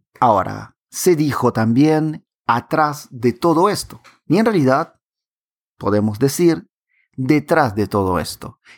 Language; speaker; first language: Spanish; native; Spanish